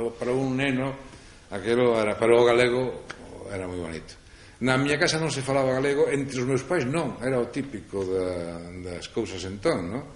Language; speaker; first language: Galician; non-native, local second language; Spanish